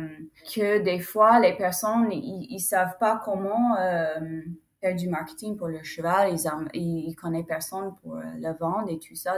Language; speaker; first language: French; non-native, fluent; English